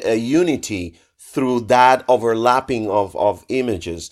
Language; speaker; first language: English; non-native, fluent; Spanish